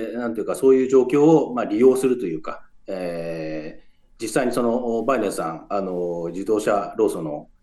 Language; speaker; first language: Japanese; native; Japanese